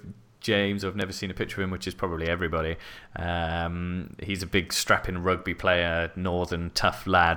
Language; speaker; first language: English; native; English